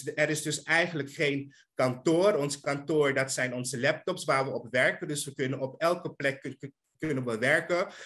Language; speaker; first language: Dutch; native; Dutch